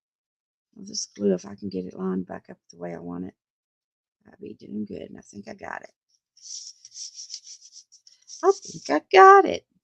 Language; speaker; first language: English; native; English